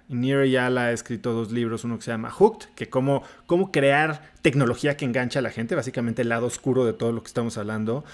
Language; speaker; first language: Spanish; native; Spanish